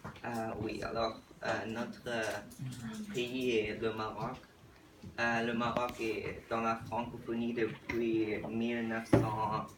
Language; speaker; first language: French; non-native, learner; English